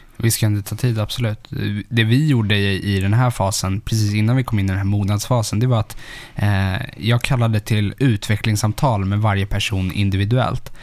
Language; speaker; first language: Swedish; native; Swedish